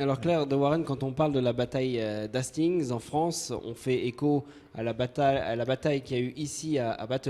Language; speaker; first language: French; native; French